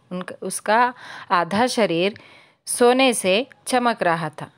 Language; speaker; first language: Hindi; non-native, local second language; Telugu